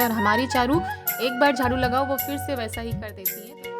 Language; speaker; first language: Hindi; native; Hindi